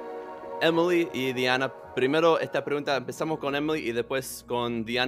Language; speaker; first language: Spanish; non-native, fluent; English